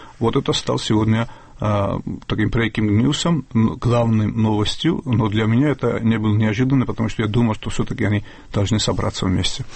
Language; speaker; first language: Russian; non-native, local second language; Georgian